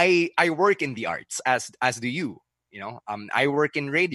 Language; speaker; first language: English; non-native, local second language; Filipino